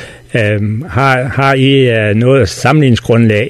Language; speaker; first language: Danish; native; Danish